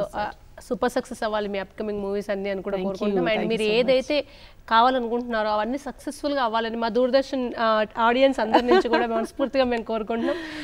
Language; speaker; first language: Telugu; native; Telugu